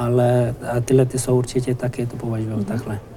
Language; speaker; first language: Czech; non-native, learner; Tibetan